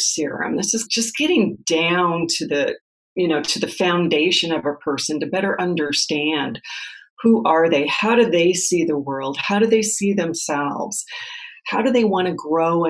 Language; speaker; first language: English; native; English